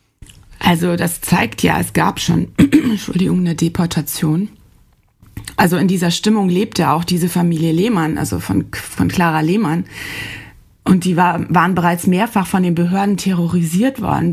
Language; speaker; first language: German; native; German